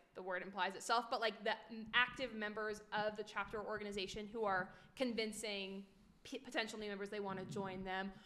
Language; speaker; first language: English; native; English